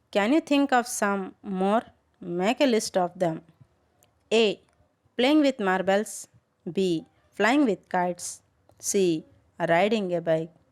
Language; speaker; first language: English; non-native, local second language; Kannada